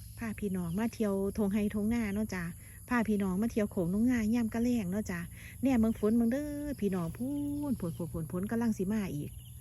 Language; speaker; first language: Thai; native; Thai